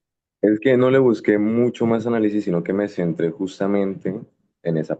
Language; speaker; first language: Spanish; native; Spanish